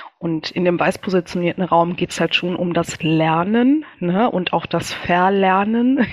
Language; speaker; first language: German; early bilingual, other home language; Kinyarwanda